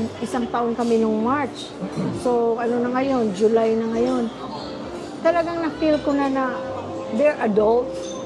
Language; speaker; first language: Filipino; native; Filipino